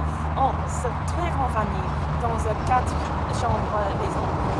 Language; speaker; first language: French; non-native, learner; English